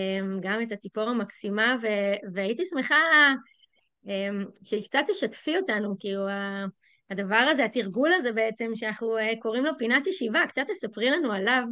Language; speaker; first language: Hebrew; native; Hebrew